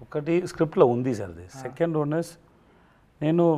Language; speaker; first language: Telugu; non-native, learner; Tamil